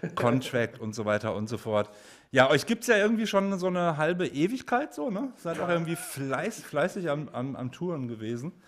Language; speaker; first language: German; native; German